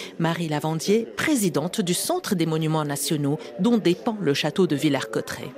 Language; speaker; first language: French; native; French